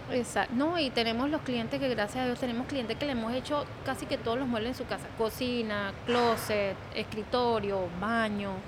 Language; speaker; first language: Spanish; native; Spanish